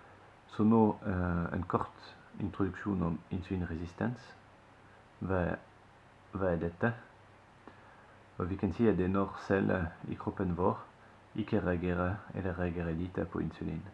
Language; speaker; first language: Norwegian; non-native, fluent; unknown